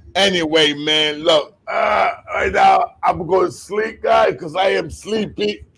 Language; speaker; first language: English; early bilingual, other home language; Spanish